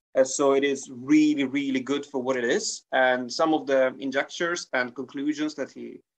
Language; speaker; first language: English; non-native, fluent; Italian